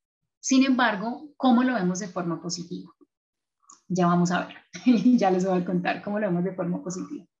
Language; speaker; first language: Spanish; native; Spanish